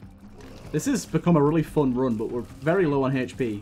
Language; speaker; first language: English; native; English